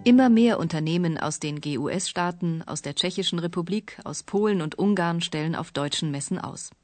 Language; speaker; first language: German; native; German